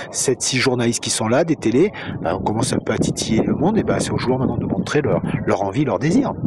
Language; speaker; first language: French; native; French